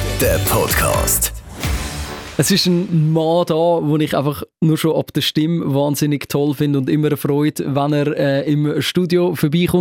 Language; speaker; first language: German; native; German